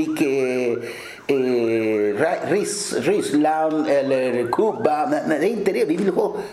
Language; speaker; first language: Swedish; early bilingual, other home language; Spanish